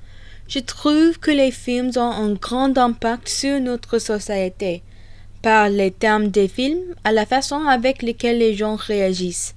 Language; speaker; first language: French; non-native, learner; English